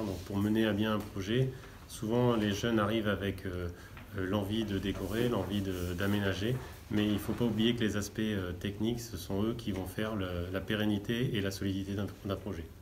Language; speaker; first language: French; native; French